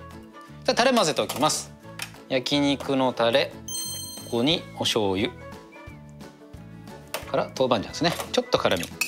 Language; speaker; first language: Japanese; native; Japanese